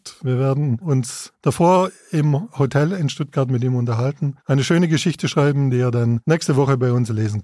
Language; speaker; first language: German; native; German